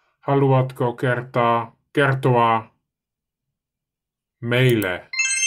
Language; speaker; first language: Finnish; non-native, learner; Dutch